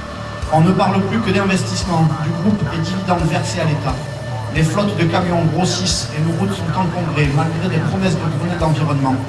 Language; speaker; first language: French; native; French